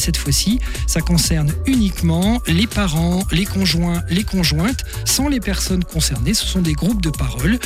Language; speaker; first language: French; native; French